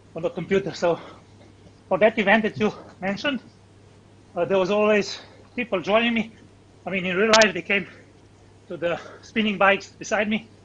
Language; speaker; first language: English; non-native, fluent; Slovenian